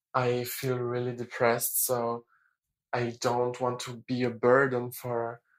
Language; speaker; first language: English; non-native, fluent; German